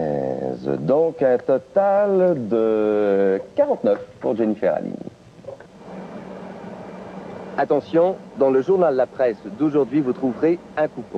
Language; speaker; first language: French; native; French